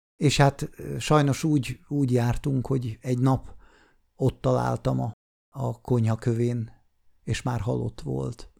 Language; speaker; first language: Hungarian; non-native, fluent; Swiss German